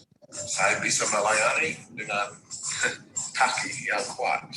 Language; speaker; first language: Indonesian; non-native, fluent; English